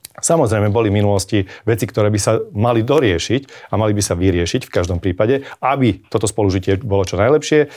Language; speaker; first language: Slovak; non-native, local second language; Hungarian